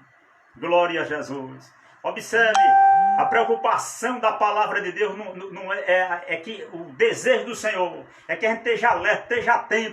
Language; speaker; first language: Portuguese; native; Portuguese